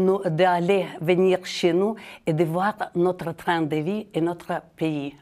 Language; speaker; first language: French; non-native, fluent; Ukrainian